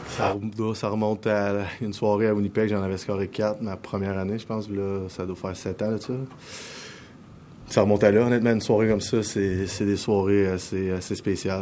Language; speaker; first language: French; native; French